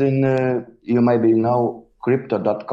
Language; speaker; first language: English; non-native, learner; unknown